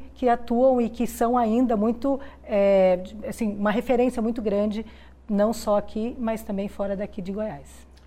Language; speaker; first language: Portuguese; native; Portuguese